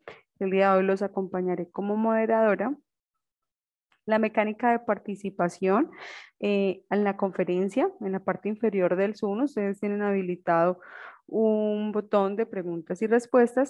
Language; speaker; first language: Spanish; native; Spanish